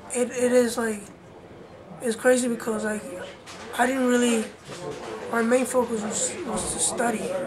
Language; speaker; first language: English; early bilingual, other home language; Spanish